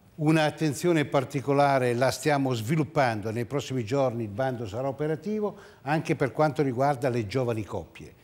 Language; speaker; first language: Italian; native; Italian